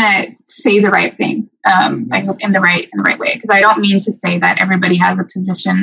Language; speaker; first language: English; native; English